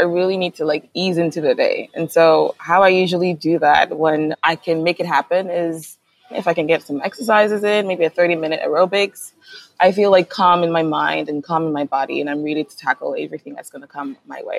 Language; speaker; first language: English; non-native, local second language; Akan